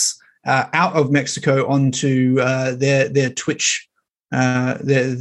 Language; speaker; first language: English; native; English